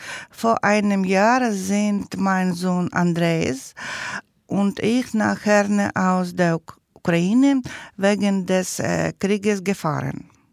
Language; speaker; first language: German; non-native, learner; Ukrainian